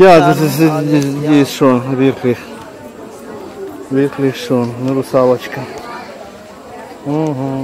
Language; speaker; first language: German; non-native, local second language; Russian